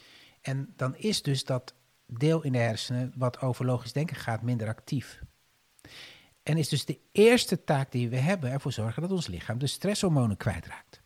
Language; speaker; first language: Dutch; native; Dutch